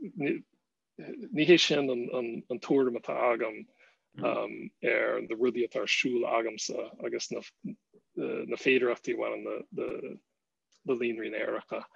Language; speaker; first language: Irish; non-native, fluent; English